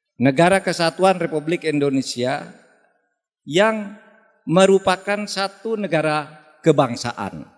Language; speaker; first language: Indonesian; non-native, local second language; Madurese